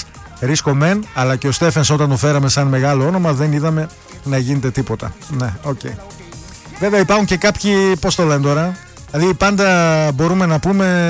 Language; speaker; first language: Greek; native; Greek